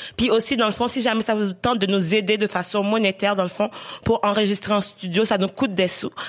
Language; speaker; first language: French; native; French